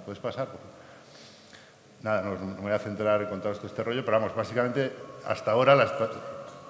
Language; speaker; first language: Spanish; native; Spanish